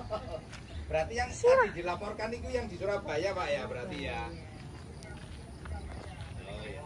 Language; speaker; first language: Indonesian; native; Indonesian